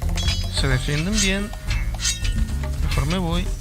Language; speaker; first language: Spanish; native; Spanish